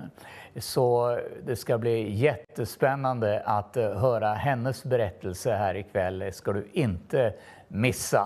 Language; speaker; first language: Swedish; native; Swedish